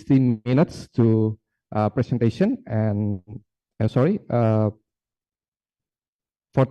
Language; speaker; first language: English; non-native, fluent; Indonesian